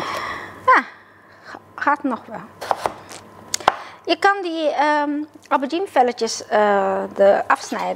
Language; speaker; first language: Dutch; non-native, fluent; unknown